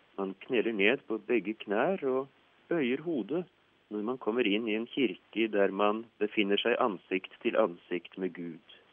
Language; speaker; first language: Norwegian; native; Norwegian